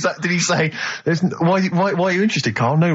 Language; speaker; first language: English; native; English